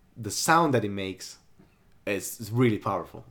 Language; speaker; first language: English; non-native, fluent; Italian